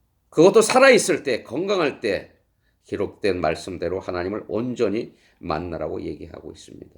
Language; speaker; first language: Korean; native; Korean